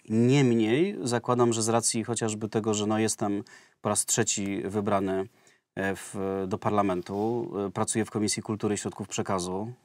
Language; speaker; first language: Polish; native; Polish